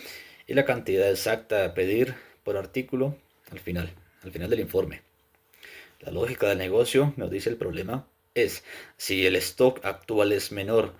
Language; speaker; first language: Spanish; native; Spanish